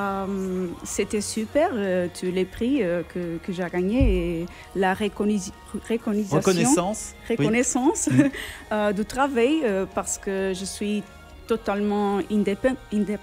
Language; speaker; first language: French; non-native, fluent; Portuguese